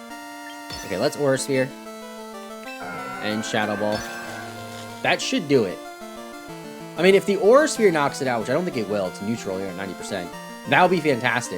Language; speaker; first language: English; native; English